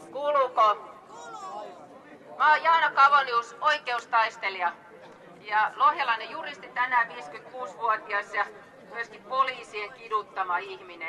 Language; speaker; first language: Finnish; native; Finnish